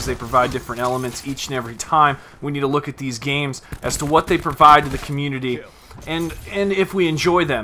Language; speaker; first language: English; native; English